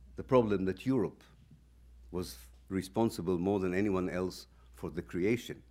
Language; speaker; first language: English; non-native, fluent; Hebrew